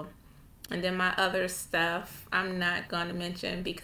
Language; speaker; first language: English; native; English